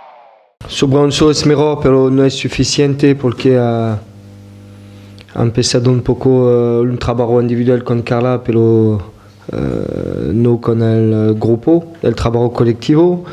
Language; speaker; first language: Spanish; non-native, fluent; French